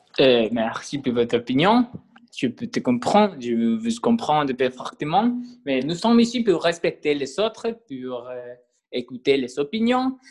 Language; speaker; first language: French; non-native, learner; Spanish